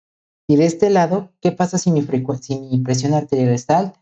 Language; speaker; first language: Spanish; native; Spanish